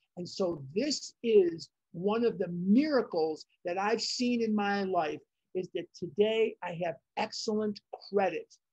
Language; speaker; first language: English; native; English